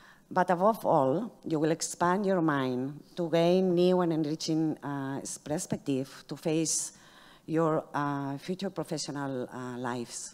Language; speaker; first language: English; non-native, fluent; Catalan